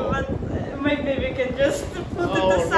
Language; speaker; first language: English; non-native, fluent; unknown